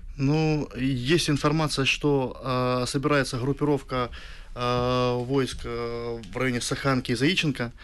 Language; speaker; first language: Russian; native; Russian